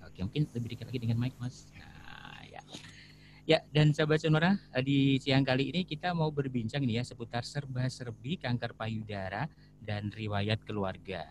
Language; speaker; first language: Indonesian; native; Indonesian